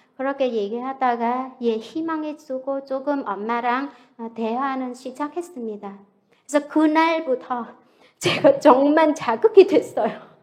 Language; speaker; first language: Korean; non-native, fluent; Vietnamese